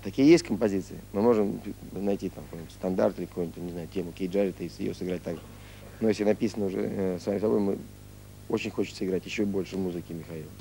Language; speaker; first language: Russian; native; Russian